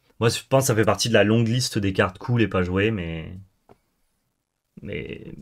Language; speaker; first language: French; native; French